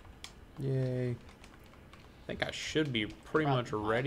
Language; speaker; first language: English; native; English